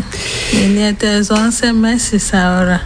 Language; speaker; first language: Spanish; non-native, learner; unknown